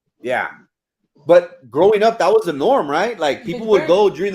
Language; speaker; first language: English; early bilingual, other home language; Spanish